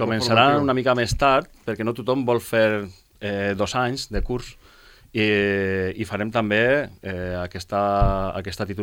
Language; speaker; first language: Catalan; non-native, local second language; Spanish